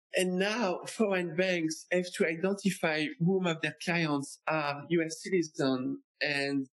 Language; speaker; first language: English; non-native, fluent; French